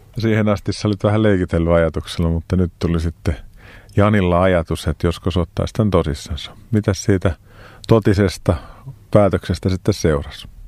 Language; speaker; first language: Finnish; native; Finnish